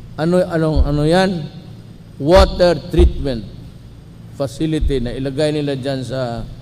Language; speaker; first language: Filipino; non-native, local second language; Cebuano